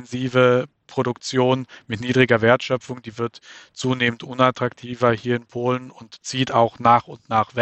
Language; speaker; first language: German; native; German